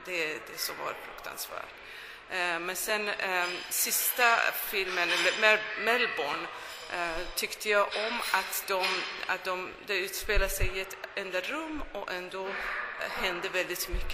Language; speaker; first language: Swedish; non-native, fluent; Persian